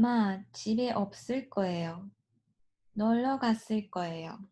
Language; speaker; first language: Korean; non-native, learner; Japanese